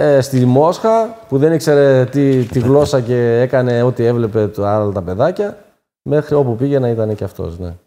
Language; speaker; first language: Greek; native; Greek